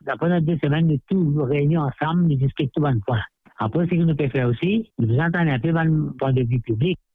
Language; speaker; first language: French; non-native, local second language; Morisyen